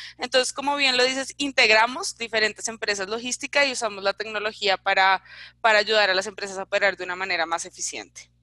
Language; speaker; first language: Spanish; native; Spanish